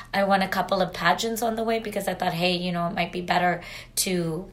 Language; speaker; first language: English; native; English